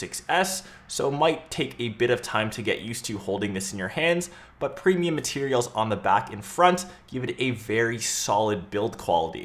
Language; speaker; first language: English; native; English